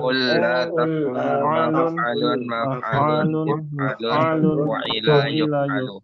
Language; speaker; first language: Arabic; non-native, learner; Indonesian